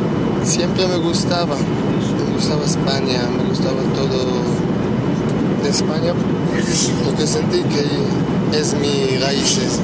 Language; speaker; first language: Spanish; early bilingual, heritage; Hebrew